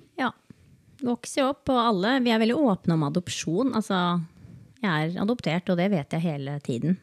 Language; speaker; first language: Norwegian; early bilingual, other home language; Spanish